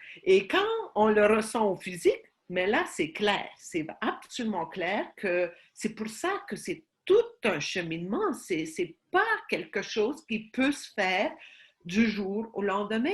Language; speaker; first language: French; non-native, fluent; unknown